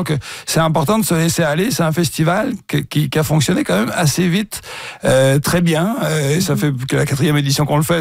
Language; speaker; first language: French; native; French